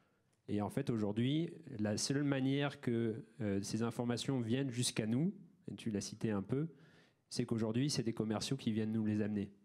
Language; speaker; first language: French; native; French